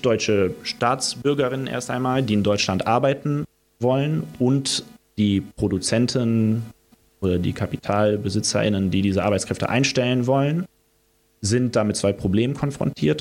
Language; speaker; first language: German; early bilingual, other home language; Romanian